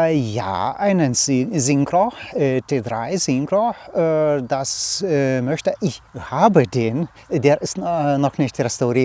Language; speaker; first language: German; non-native, learner; Lithuanian